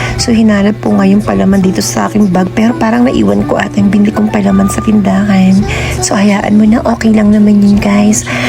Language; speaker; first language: Filipino; native; Filipino